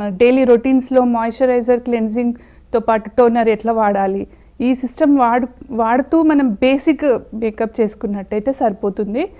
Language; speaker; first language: Telugu; native; Telugu